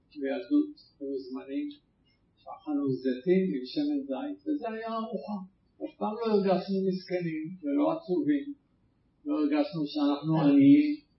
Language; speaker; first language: Hebrew; native; Hebrew